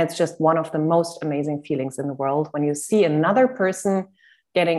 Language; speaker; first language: English; non-native, fluent; German